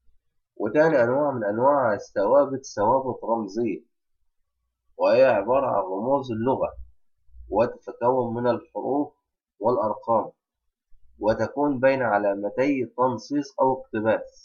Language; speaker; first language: Arabic; native; Arabic